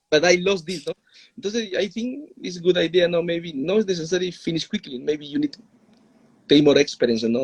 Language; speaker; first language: English; non-native, learner; Spanish